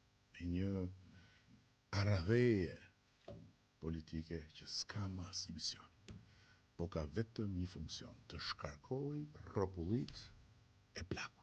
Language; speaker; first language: Albanian; native; Albanian